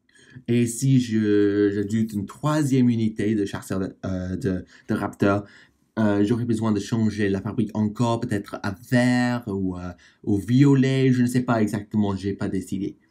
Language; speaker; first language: French; non-native, fluent; English